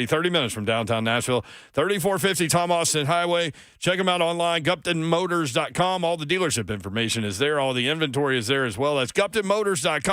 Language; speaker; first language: English; native; English